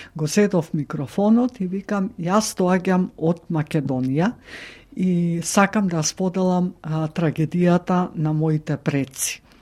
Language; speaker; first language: Macedonian; native; Macedonian